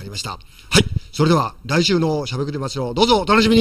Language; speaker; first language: Japanese; native; Japanese